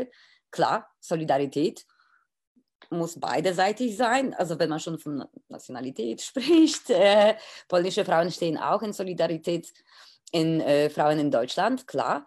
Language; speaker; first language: German; non-native, fluent; Polish